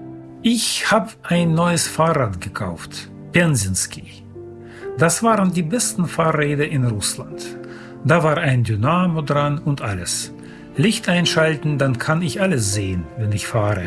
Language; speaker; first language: German; early bilingual, heritage; German